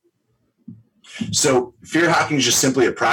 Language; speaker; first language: English; native; English